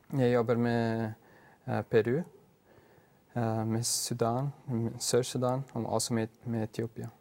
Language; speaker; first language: Norwegian; non-native, fluent; Portuguese